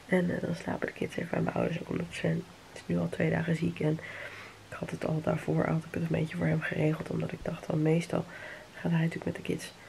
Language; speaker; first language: Dutch; native; Dutch